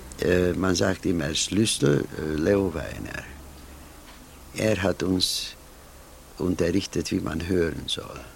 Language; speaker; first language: German; non-native, fluent; Hungarian